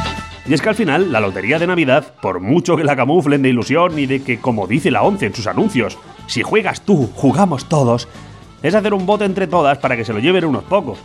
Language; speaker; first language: Spanish; native; Spanish